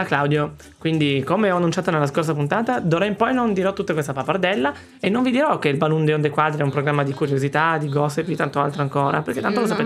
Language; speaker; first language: Italian; native; Italian